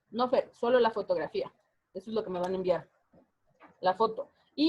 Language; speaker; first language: Spanish; native; Spanish